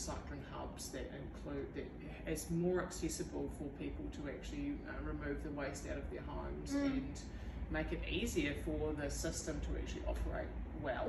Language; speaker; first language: English; native; English